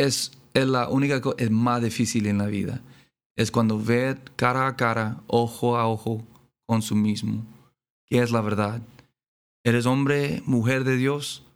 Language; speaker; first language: Spanish; non-native, learner; English